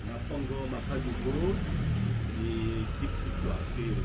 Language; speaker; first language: Korean; non-native, fluent; Indonesian